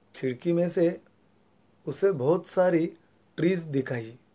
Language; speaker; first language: Hindi; non-native, local second language; Marathi